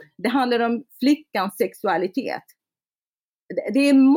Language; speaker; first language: Swedish; non-native, fluent; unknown